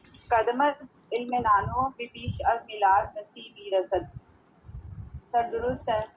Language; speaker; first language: Persian; non-native, learner; Urdu